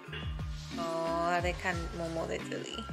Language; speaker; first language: Chinese; native; Chinese